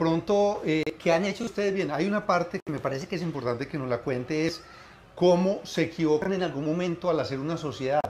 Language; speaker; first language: Spanish; native; Spanish